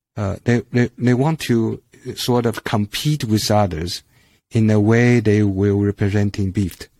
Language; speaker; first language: English; non-native, fluent; Chinese